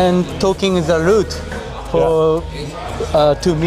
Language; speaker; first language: English; non-native, learner; Japanese